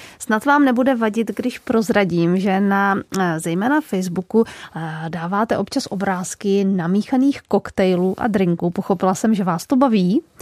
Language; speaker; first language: Czech; native; Czech